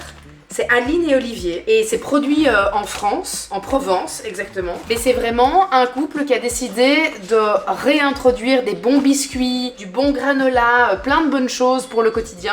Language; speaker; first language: French; native; French